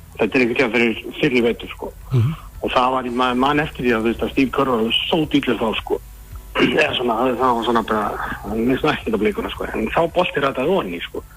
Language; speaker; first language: Icelandic; native; Icelandic